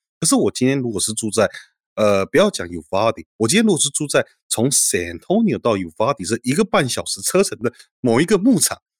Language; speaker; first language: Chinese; native; Chinese